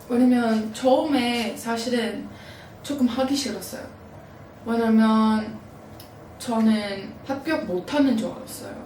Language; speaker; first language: Korean; non-native, fluent; English